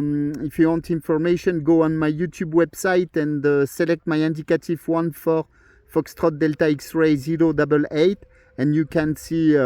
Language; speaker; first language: English; non-native, learner; French